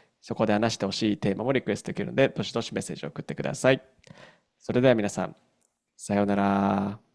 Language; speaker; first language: Japanese; native; Japanese